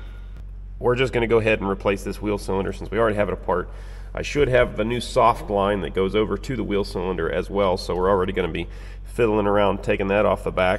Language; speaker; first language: English; native; English